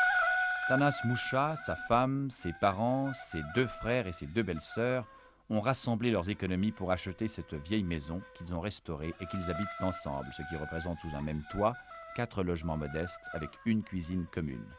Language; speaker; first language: French; native; French